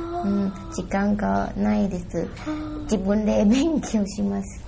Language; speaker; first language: Japanese; non-native, learner; Thai